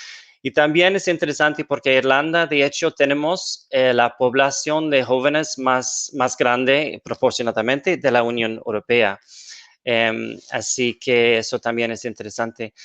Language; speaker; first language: Spanish; non-native, fluent; English